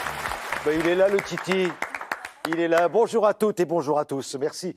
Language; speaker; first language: French; native; French